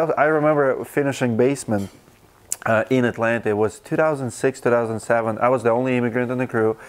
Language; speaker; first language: English; non-native, fluent; Russian